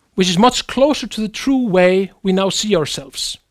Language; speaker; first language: English; non-native, fluent; Icelandic